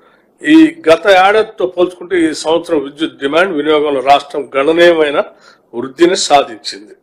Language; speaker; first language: Telugu; native; Telugu